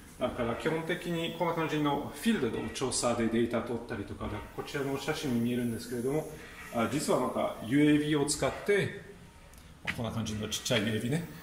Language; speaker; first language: Japanese; non-native, fluent; French